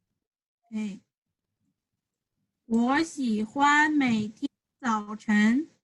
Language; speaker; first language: Chinese; non-native, fluent; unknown